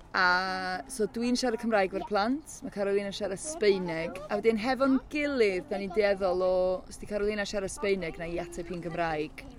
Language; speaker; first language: Welsh; native; Welsh